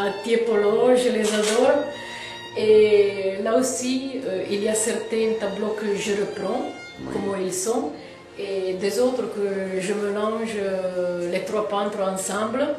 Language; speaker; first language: French; non-native, fluent; Italian